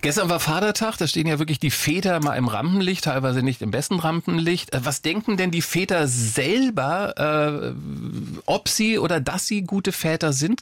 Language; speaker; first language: German; native; German